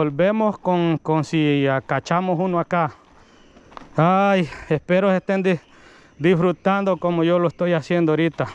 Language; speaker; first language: Spanish; native; Spanish